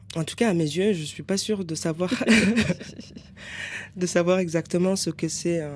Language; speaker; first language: French; native; French